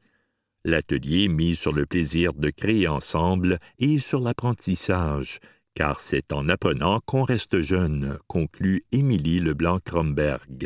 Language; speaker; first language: French; native; French